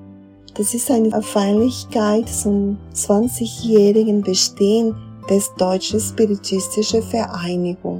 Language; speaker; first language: German; non-native, fluent; Portuguese